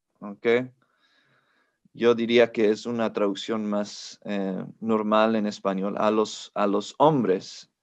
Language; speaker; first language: Spanish; non-native, fluent; English